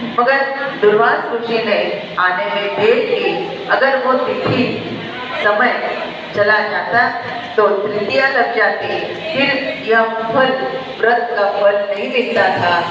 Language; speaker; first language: Hindi; non-native, local second language; Marathi